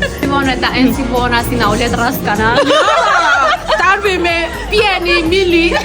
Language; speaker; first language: Finnish; non-native, learner; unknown